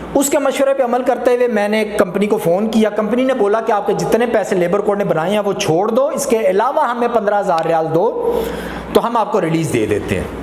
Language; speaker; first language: Urdu; non-native, local second language; Punjabi